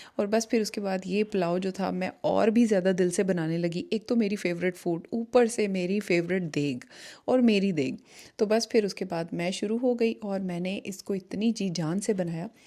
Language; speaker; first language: Urdu; native; Urdu